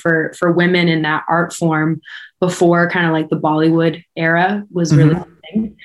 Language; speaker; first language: English; native; English